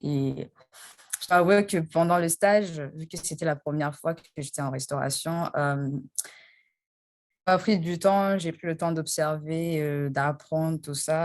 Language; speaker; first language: French; non-native, local second language; Rundi